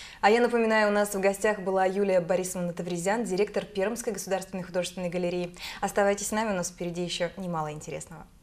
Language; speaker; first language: Russian; native; Russian